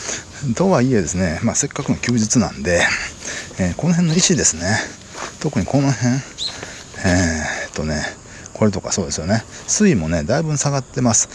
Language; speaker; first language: Japanese; native; Japanese